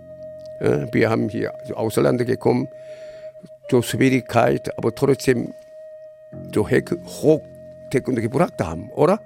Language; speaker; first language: German; non-native, learner; Korean